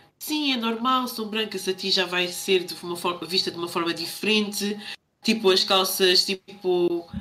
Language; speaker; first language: Portuguese; native; Portuguese